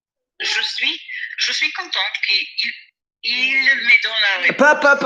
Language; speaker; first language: French; non-native, learner; English